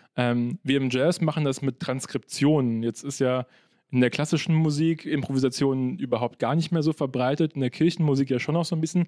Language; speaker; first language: German; native; German